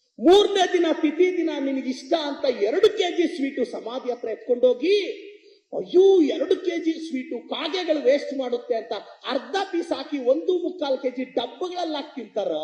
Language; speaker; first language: Kannada; native; Kannada